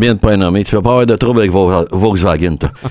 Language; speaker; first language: French; native; French